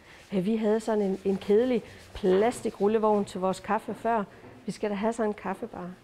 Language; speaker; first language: Danish; native; Danish